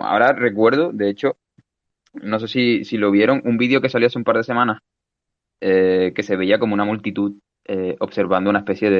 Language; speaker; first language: Spanish; native; Spanish